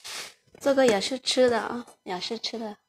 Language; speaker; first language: Chinese; non-native, fluent; Lao